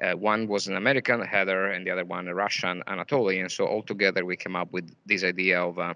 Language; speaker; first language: English; non-native, fluent; Italian